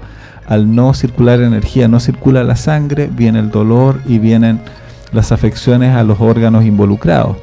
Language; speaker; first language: Spanish; native; Spanish